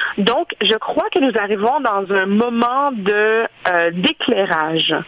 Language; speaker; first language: French; early bilingual, other home language; Haitian Creole